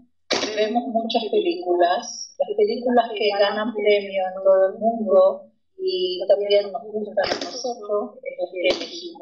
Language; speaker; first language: Spanish; non-native, fluent; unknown